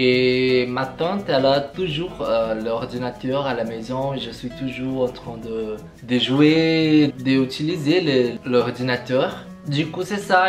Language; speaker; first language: French; non-native, learner; Portuguese